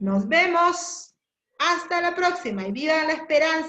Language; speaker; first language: Spanish; native; Spanish